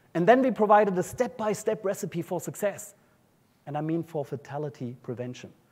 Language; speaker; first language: English; non-native, fluent; German